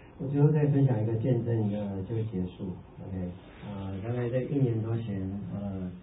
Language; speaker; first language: Chinese; early bilingual, heritage; Chinese